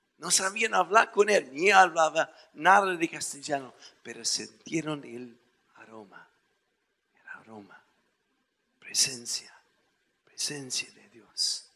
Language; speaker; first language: Spanish; non-native, fluent; English